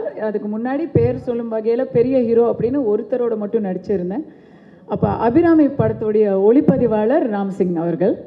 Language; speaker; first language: Tamil; native; Tamil